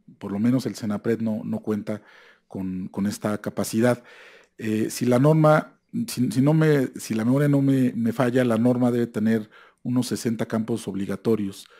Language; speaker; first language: Spanish; native; Spanish